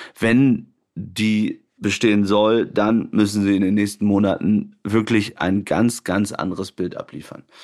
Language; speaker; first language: German; native; German